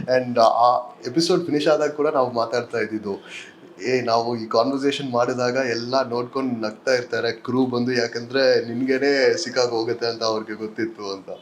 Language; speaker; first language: Kannada; non-native, local second language; English